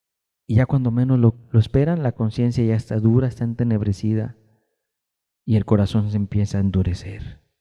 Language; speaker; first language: Spanish; native; Spanish